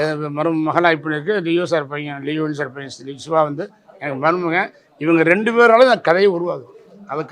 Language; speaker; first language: Tamil; native; Tamil